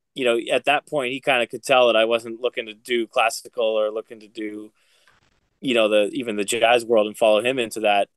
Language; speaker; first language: English; native; English